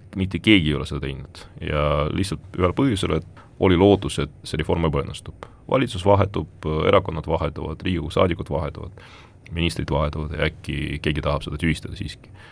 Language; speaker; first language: Estonian; non-native, local second language; Russian